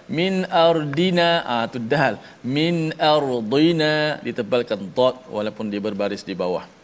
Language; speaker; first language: Malay; native; Malay